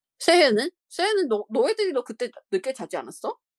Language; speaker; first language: Korean; non-native, learner; Chinese